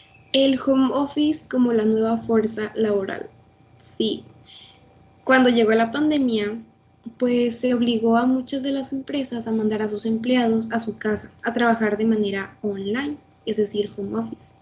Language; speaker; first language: Spanish; native; Spanish